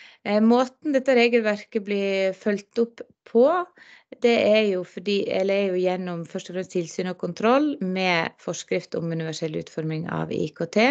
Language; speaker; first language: Norwegian; native; Norwegian